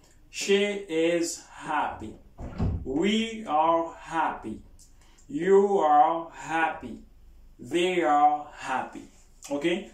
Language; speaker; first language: English; non-native, fluent; Haitian Creole